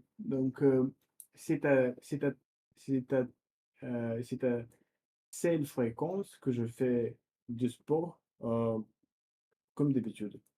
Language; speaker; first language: French; non-native, fluent; Russian